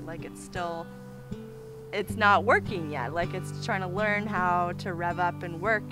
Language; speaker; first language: English; native; English